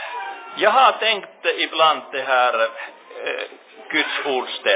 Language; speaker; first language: Swedish; non-native, local second language; Finnish